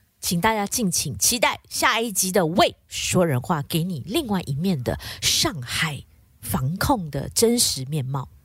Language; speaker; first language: Chinese; native; Chinese